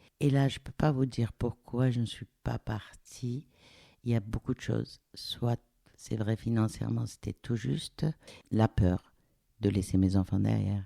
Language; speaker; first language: French; non-native, local second language; Arabic